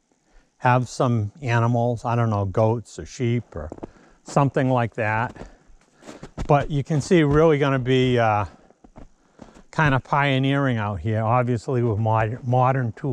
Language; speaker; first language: English; native; English